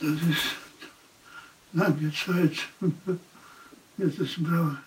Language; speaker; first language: German; non-native, fluent; Polish